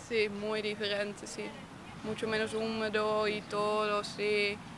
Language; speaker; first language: Spanish; non-native, learner; Dutch